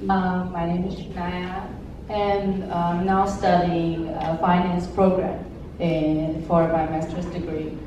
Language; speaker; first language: English; non-native, fluent; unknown